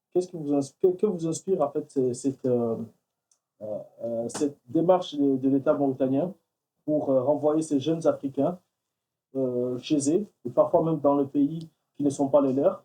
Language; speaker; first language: French; non-native, local second language; Wolof